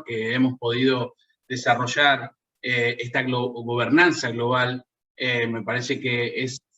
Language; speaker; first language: Spanish; native; Spanish